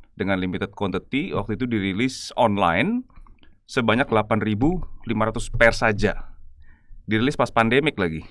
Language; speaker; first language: Indonesian; native; Indonesian